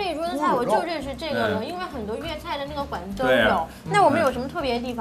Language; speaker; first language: Chinese; native; Chinese